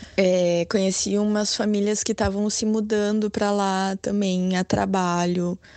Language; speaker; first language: Portuguese; native; Portuguese